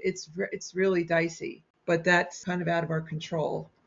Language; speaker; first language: English; native; English